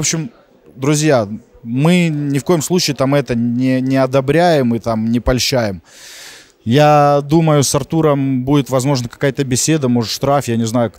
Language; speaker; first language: Russian; native; Russian